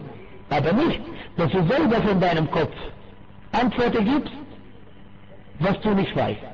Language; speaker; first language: German; non-native, fluent; Arabic